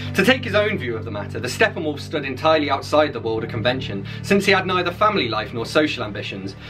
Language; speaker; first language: English; native; English